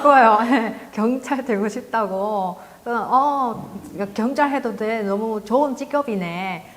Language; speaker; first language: Korean; non-native, learner; Vietnamese